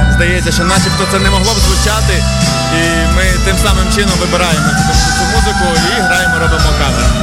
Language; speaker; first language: Ukrainian; native; Ukrainian